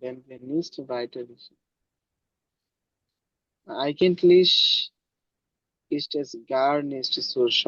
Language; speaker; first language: German; non-native, learner; Bangla